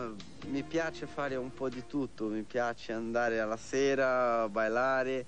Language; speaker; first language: Italian; non-native, learner; Portuguese